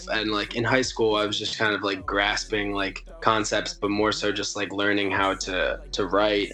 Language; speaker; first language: English; native; English